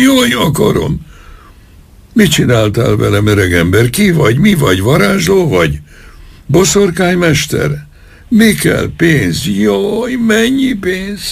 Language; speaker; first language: Hungarian; native; Hungarian